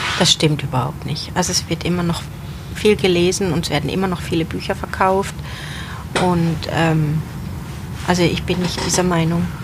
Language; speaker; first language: German; early bilingual, other home language; Turoyo